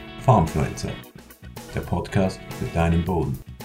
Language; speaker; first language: German; native; German